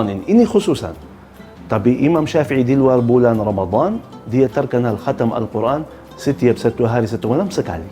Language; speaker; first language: Indonesian; non-native, fluent; Arabic